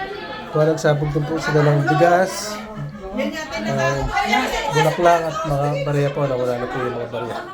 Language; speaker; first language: Filipino; native; Filipino